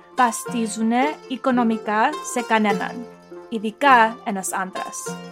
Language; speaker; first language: Greek; early bilingual, heritage; Greek